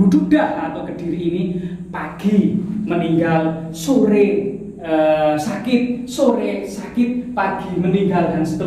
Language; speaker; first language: Indonesian; native; Indonesian